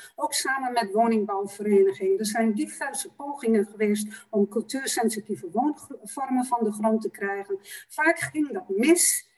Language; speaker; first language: Dutch; native; Dutch